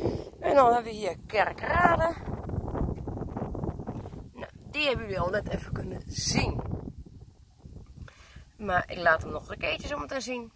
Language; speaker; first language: Dutch; native; Dutch